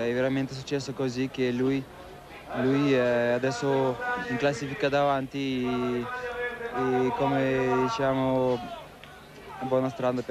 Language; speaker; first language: Italian; non-native, learner; Russian